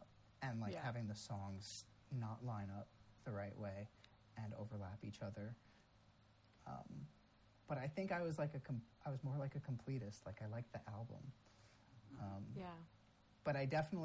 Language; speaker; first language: English; native; English